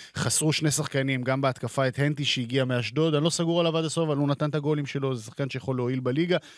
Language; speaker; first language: Hebrew; native; Hebrew